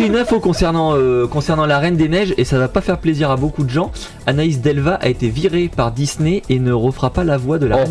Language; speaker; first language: French; native; French